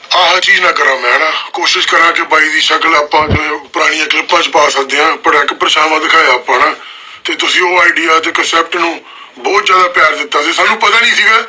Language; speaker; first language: Punjabi; early bilingual, heritage; Punjabi